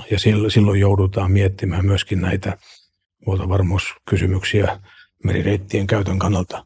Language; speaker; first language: Finnish; native; Finnish